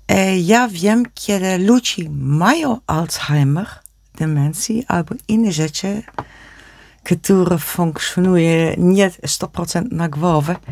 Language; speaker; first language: Polish; non-native, learner; Dutch